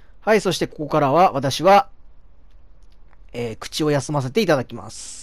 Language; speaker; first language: Japanese; native; Japanese